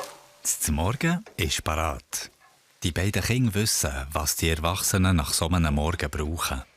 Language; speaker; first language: German; native; German